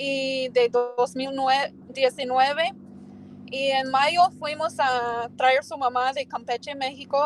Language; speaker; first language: Spanish; early bilingual, heritage; Spanish